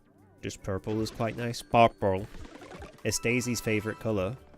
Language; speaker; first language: English; native; English